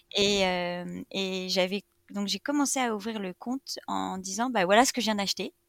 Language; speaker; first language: French; native; French